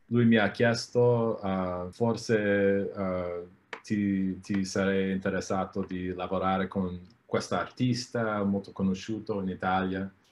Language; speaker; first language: Italian; non-native, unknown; English